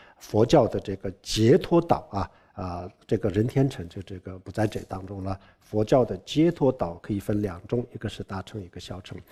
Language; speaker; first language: Chinese; non-native, local second language; Tibetan